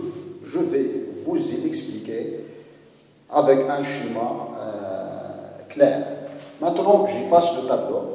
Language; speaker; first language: French; non-native, local second language; Arabic